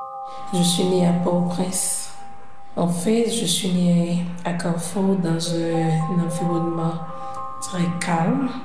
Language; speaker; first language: French; non-native, local second language; Haitian Creole